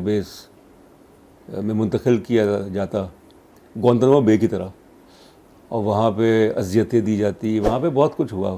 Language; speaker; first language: Urdu; native; Urdu